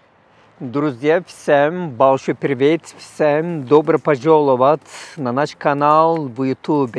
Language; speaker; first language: Russian; non-native, learner; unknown